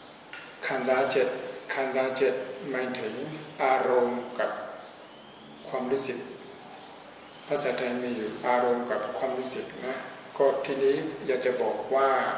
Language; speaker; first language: Thai; non-native, fluent; Burmese